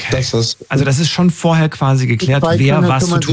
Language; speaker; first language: German; native; German